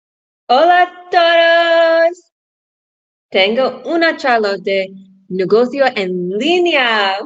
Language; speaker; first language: Spanish; non-native, learner; English